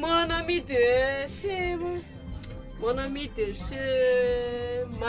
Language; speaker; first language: French; non-native, local second language; Malagasy